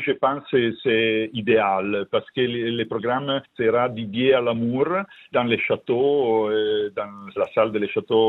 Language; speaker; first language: French; non-native, learner; Italian